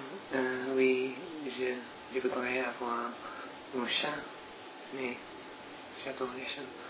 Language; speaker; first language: French; non-native, learner; English